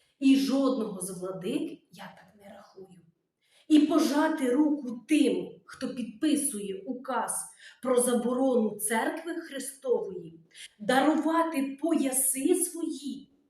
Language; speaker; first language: Ukrainian; native; Ukrainian